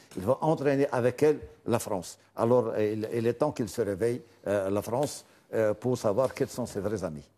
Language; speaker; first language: French; non-native, local second language; Arabic